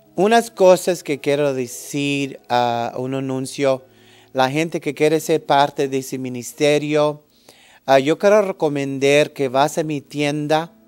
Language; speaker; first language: Spanish; early bilingual, heritage; English